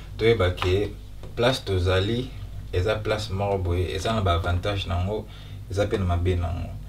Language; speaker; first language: Lingala; early bilingual, heritage; Lingala